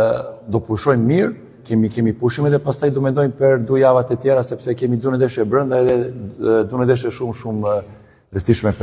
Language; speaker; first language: Albanian; non-native, learner; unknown